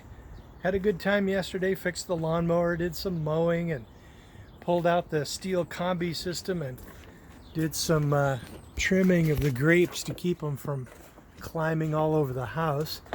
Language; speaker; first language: English; native; English